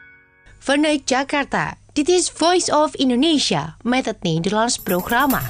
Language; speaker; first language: Dutch; non-native, fluent; Indonesian